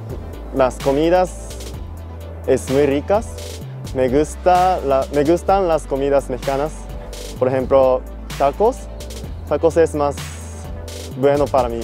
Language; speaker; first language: Spanish; non-native, learner; Japanese